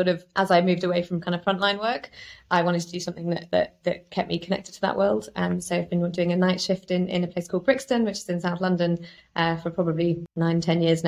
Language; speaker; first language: English; native; English